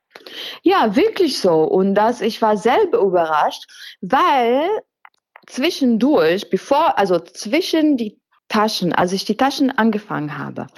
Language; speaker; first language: German; non-native, fluent; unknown